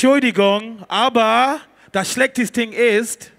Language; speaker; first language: German; non-native, learner; English